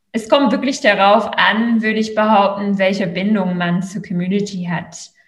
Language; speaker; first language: German; non-native, fluent; English